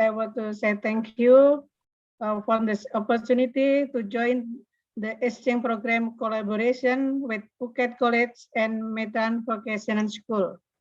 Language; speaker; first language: English; non-native, learner; Indonesian